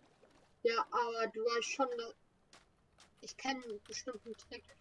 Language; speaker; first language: German; native; German